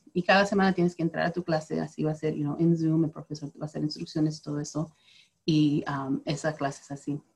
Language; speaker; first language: Spanish; early bilingual, heritage; Spanish